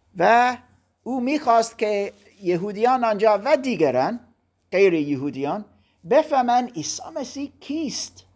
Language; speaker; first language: Persian; non-native, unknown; German